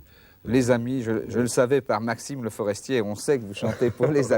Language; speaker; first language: French; native; French